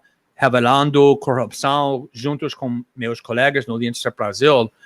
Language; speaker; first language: Portuguese; non-native, fluent; English